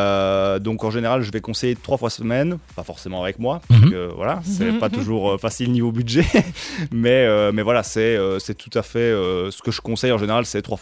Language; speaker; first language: French; native; French